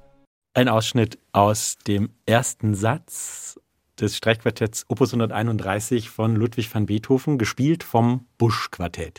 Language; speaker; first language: German; native; German